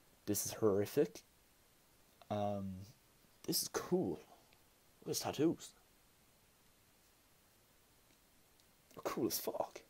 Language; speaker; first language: English; native; English